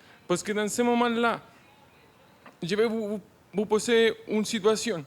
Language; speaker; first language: French; non-native, learner; Spanish